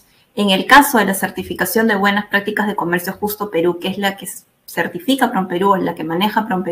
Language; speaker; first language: Spanish; native; Spanish